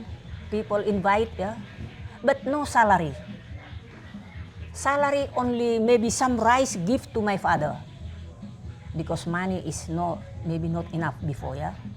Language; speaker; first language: English; non-native, learner; Batak Toba